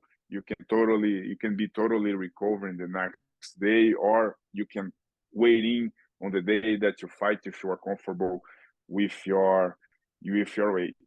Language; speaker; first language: English; non-native, fluent; Portuguese